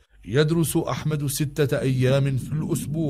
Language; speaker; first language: Arabic; non-native, learner; Uzbek